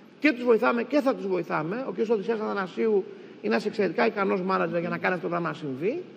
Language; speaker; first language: Greek; native; Greek